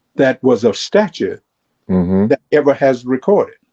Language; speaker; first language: English; native; English